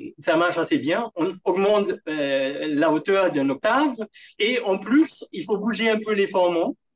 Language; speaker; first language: French; non-native, fluent; German